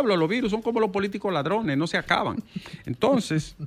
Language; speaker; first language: Spanish; native; Spanish